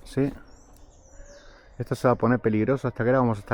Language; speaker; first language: Spanish; native; Spanish